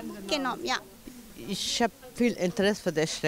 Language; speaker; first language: German; non-native, learner; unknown